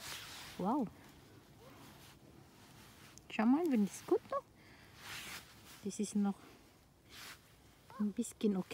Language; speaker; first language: German; non-native, learner; Filipino